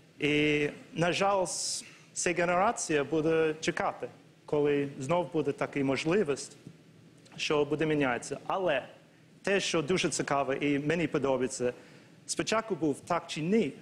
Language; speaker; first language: Ukrainian; non-native, learner; English